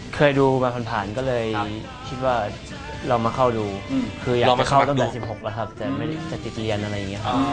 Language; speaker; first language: Thai; early bilingual, other home language; English